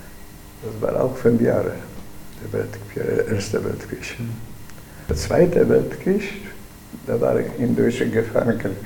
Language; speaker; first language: German; non-native, learner; Polish